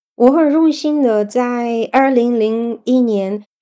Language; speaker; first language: Chinese; non-native, fluent; Bulgarian